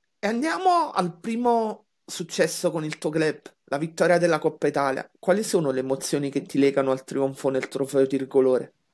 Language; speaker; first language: Italian; native; Italian